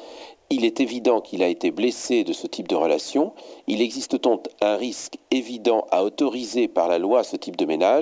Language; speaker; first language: French; native; French